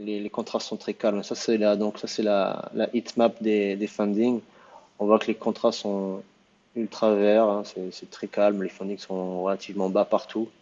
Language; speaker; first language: French; native; French